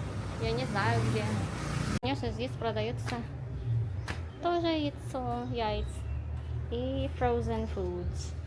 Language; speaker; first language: Russian; non-native, learner; Filipino